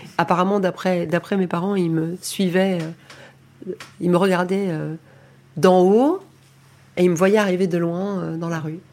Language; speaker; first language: French; early bilingual, heritage; French